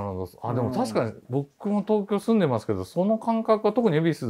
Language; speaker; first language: Japanese; native; Japanese